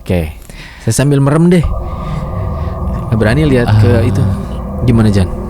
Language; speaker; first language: Indonesian; native; Indonesian